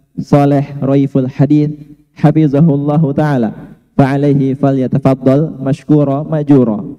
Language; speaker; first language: Arabic; non-native, learner; Indonesian